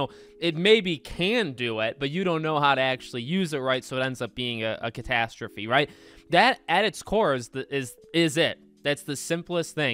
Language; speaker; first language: English; native; English